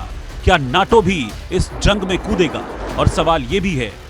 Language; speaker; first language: Hindi; native; Hindi